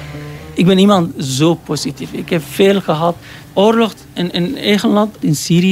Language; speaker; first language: Dutch; non-native, learner; Arabic